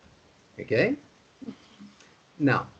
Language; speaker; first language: English; non-native, fluent; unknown